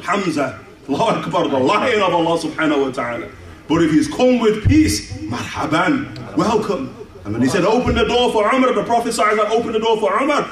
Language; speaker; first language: English; native; English